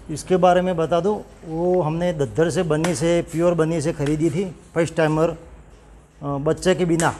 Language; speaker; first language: Hindi; non-native, local second language; Gujarati